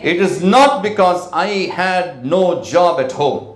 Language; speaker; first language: English; non-native, local second language; Tamil